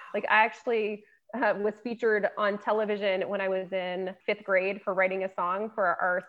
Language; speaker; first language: English; native; English